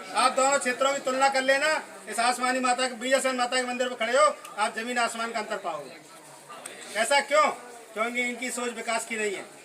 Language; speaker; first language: Hindi; native; Hindi